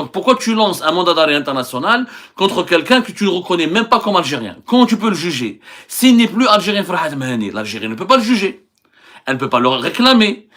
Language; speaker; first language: French; non-native, local second language; Arabic